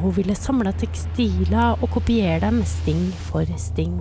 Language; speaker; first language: Norwegian; native; Norwegian